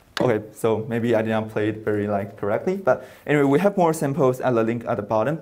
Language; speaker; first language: English; non-native, fluent; Chinese